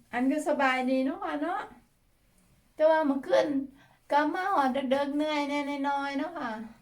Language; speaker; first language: Thai; native; Thai